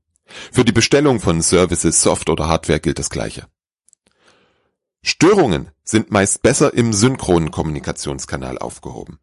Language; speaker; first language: German; native; German